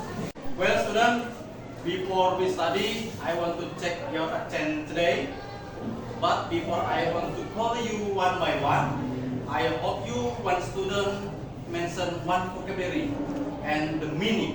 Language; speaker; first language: English; non-native, learner; Indonesian